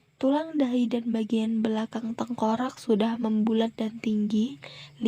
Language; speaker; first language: Indonesian; native; Indonesian